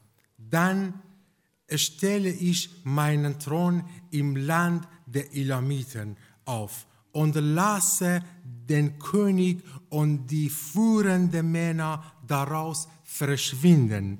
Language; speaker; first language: German; non-native, fluent; Persian